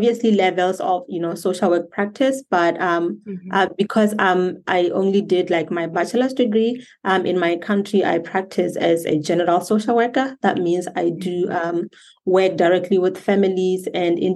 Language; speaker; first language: English; non-native, local second language; Tswana